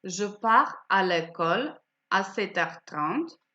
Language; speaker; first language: French; non-native, fluent; Macedonian